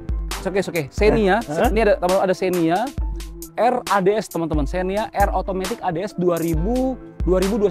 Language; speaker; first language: Indonesian; native; Indonesian